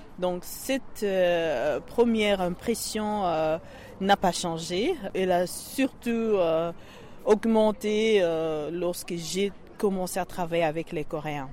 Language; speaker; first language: French; non-native, local second language; Kinyarwanda